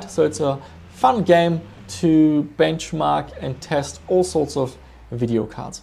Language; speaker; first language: English; non-native, fluent; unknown